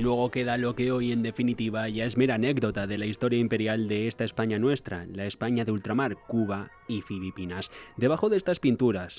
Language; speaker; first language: Spanish; native; Spanish